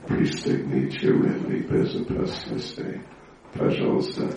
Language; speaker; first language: Russian; non-native, learner; English